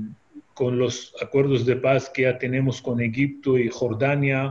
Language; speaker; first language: Spanish; non-native, fluent; Hebrew